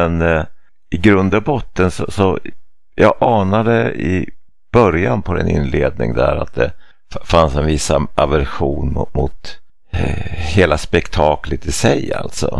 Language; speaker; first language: Swedish; native; Swedish